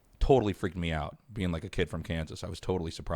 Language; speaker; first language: English; native; English